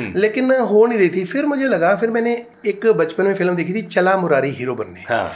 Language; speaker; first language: Hindi; native; Hindi